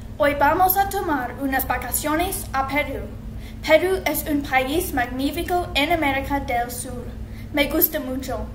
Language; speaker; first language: Spanish; non-native, learner; English